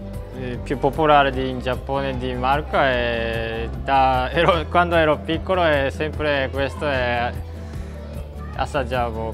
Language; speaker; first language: Italian; non-native, learner; Japanese